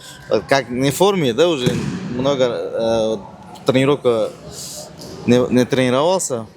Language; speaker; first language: Russian; non-native, learner; Uzbek